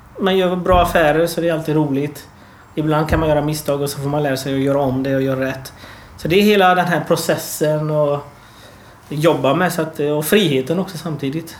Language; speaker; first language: Swedish; early bilingual, other home language; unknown